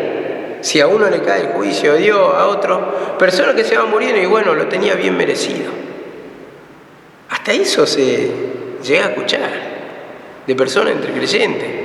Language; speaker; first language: Spanish; native; Spanish